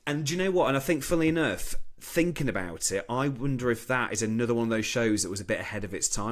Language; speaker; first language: English; native; English